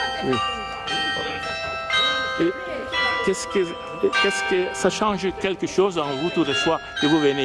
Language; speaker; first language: French; native; French